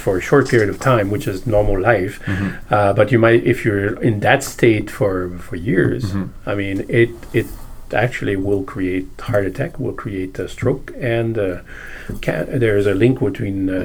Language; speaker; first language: English; native; English